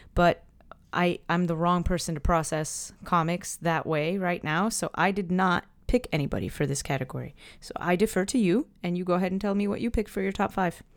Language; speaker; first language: English; native; English